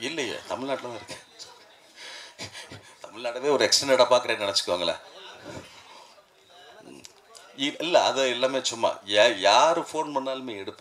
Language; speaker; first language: Tamil; native; Tamil